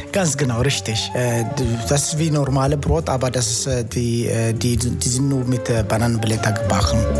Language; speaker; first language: German; non-native, fluent; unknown